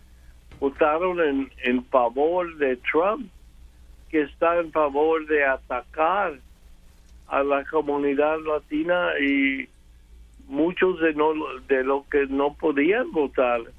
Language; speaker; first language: Spanish; early bilingual, other home language; English